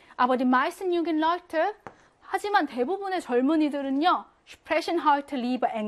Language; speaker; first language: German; non-native, fluent; Korean